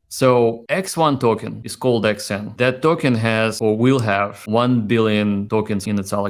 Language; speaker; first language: English; native; English